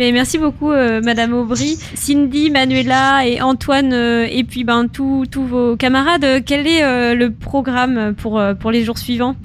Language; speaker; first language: French; native; French